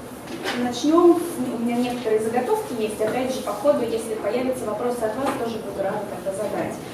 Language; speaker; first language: Russian; native; Russian